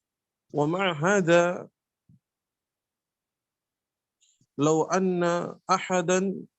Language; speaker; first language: Arabic; non-native, learner; Indonesian